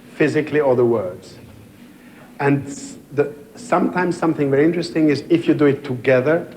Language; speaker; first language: English; non-native, fluent; French